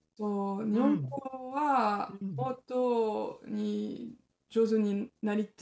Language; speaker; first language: Japanese; non-native, learner; French